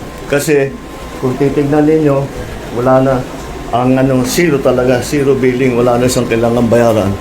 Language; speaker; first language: Filipino; native; Filipino